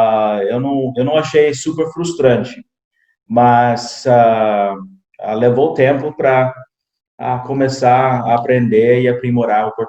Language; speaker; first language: Portuguese; non-native, fluent; English